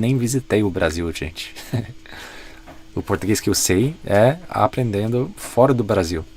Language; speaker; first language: Portuguese; non-native, fluent; English